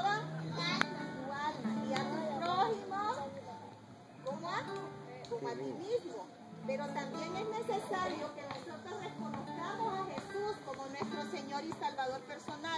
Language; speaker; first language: Spanish; native; Spanish